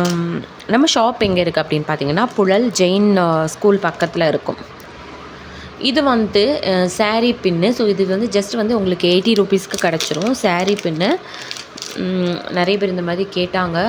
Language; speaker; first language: Tamil; native; Tamil